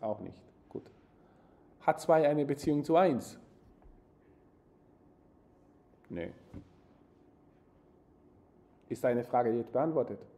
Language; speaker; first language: German; non-native, fluent; Spanish